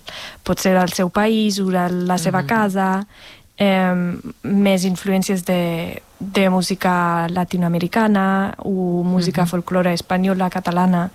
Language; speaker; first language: Catalan; non-native, fluent; German